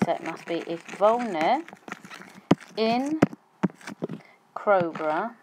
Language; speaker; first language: German; non-native, fluent; English